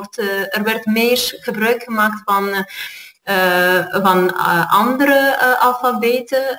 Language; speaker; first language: Dutch; non-native, fluent; Armenian